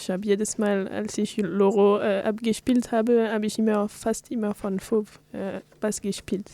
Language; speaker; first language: German; non-native, fluent; French